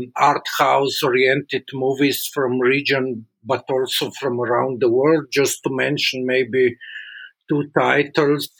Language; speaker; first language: English; non-native, fluent; Slovenian